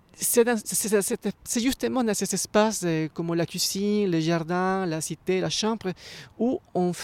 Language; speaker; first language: French; non-native, fluent; Spanish